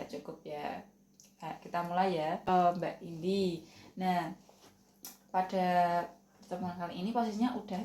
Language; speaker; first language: Indonesian; native; Indonesian